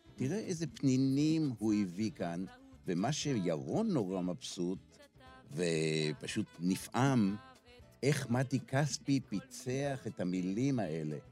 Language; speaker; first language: Hebrew; native; Hebrew